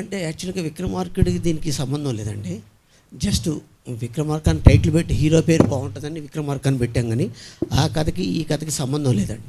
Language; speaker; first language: Telugu; native; Telugu